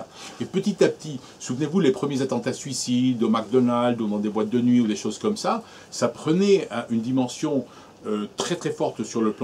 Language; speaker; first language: French; native; French